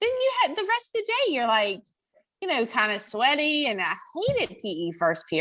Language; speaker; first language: English; native; English